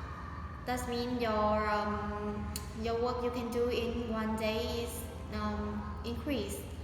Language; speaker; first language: English; non-native, learner; Vietnamese